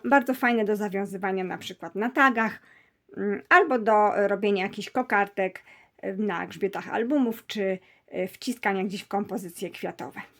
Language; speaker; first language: Polish; native; Polish